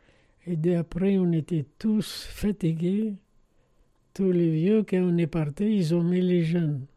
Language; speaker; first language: French; non-native, fluent; Arabic